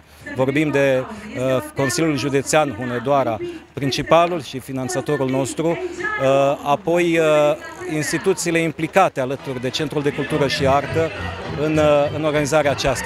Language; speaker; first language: Romanian; native; Romanian